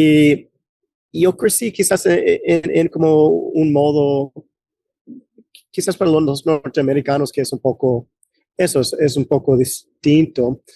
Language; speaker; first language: Spanish; non-native, fluent; English